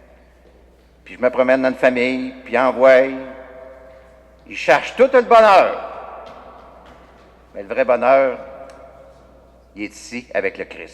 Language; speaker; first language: French; native; French